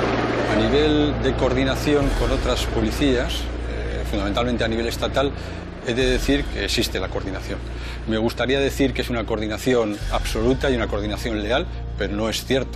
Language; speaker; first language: Spanish; native; Spanish